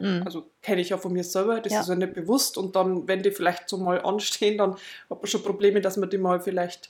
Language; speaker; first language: German; native; German